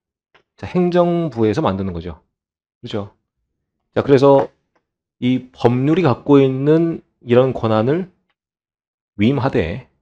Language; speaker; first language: Korean; native; Korean